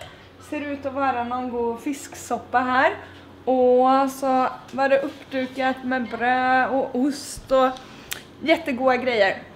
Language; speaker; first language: Swedish; native; Swedish